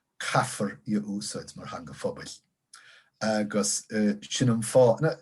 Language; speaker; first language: Irish; non-native, local second language; English